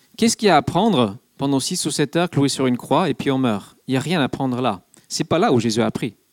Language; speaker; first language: French; non-native, fluent; English